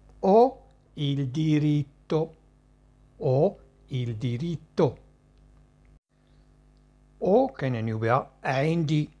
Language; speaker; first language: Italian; non-native, fluent; Arabic